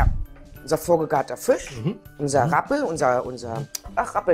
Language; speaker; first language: German; native; German